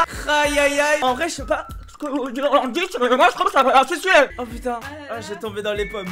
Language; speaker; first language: French; native; French